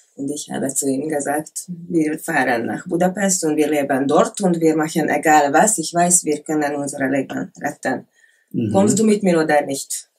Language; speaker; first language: German; non-native, learner; Hungarian